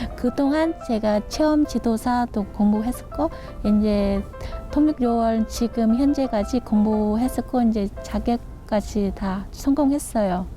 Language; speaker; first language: Korean; non-native, learner; Vietnamese